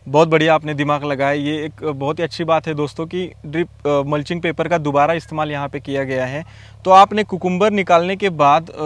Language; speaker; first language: Hindi; native; Hindi